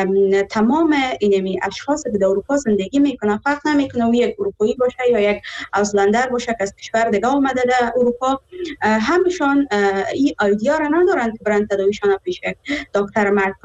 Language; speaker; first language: Persian; native; Persian